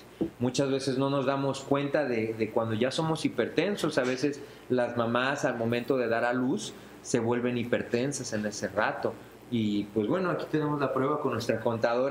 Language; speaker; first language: Spanish; native; Spanish